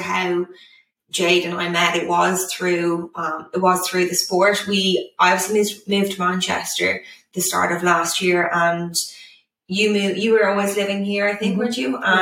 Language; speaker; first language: English; native; English